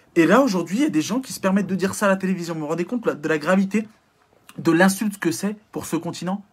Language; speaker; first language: French; native; French